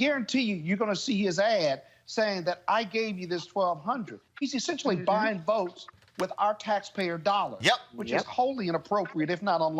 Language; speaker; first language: English; native; English